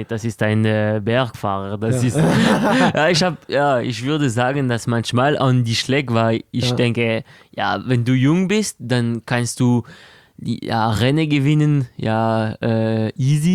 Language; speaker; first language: German; non-native, local second language; French